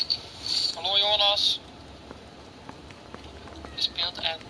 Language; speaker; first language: Dutch; native; Dutch